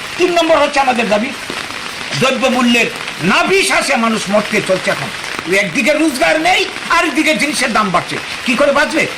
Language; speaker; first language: Bangla; native; Bangla